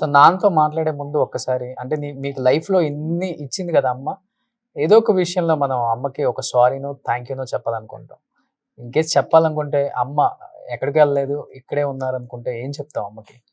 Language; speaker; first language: Telugu; native; Telugu